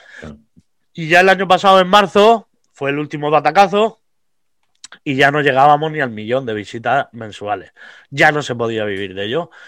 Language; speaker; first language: Spanish; native; Spanish